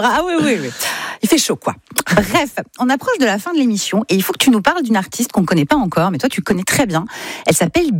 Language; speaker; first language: French; native; French